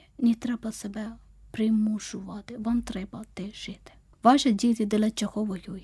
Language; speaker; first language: Ukrainian; non-native, learner; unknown